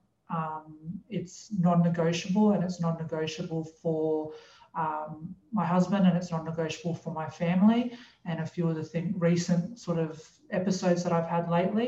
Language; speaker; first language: English; native; English